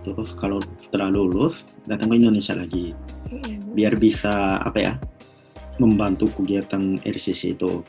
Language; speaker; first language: Indonesian; non-native, fluent; Japanese